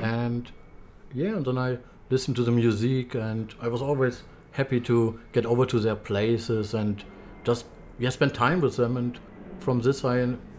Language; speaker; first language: English; non-native, learner; German